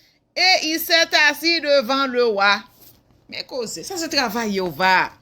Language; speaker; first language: French; non-native, local second language; Haitian Creole